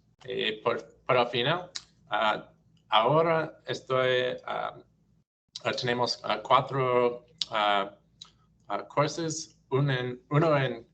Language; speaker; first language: Spanish; non-native, learner; English